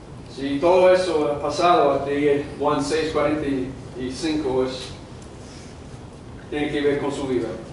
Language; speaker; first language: Spanish; non-native, fluent; English